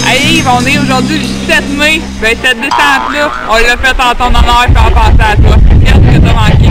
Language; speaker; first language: French; native; French